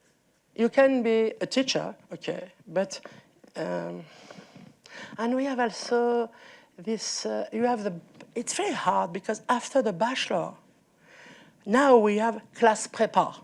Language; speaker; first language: English; non-native, learner; French